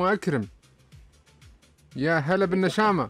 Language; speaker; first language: Arabic; native; Arabic